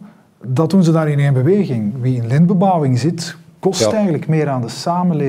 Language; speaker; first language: Dutch; native; Dutch